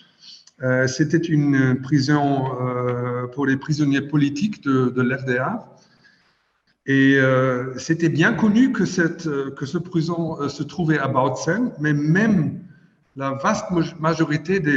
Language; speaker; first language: French; non-native, fluent; German